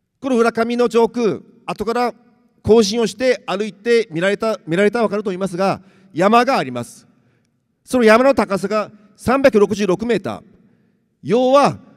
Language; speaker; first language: Japanese; native; Japanese